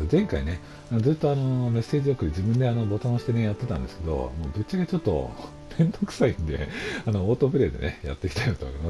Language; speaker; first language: Japanese; native; Japanese